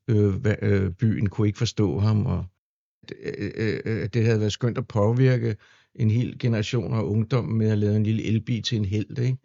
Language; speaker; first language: Danish; native; Danish